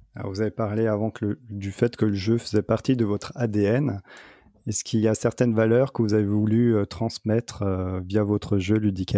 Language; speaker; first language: French; native; French